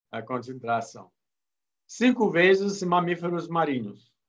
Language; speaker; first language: Portuguese; non-native, fluent; English